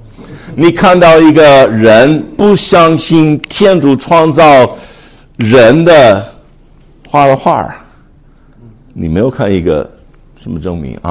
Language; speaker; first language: Chinese; non-native, fluent; English